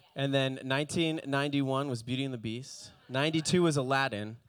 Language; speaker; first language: English; native; English